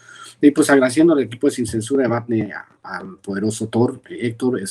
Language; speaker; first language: Spanish; native; Spanish